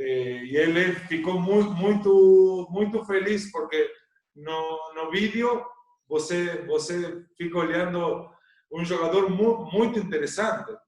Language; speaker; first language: Portuguese; non-native, learner; Spanish